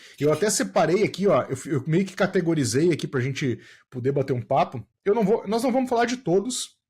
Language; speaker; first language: Portuguese; native; Portuguese